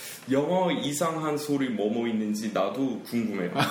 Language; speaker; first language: Korean; non-native, fluent; English